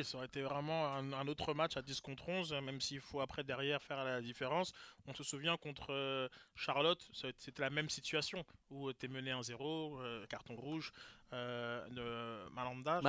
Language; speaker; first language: French; native; French